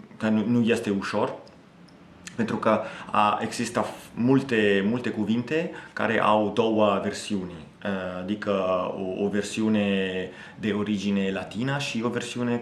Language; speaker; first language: Romanian; non-native, fluent; Italian